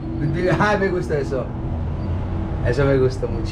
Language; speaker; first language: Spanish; non-native, learner; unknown